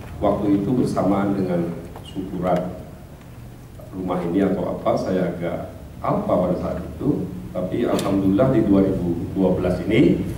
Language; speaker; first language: Indonesian; non-native, local second language; Madurese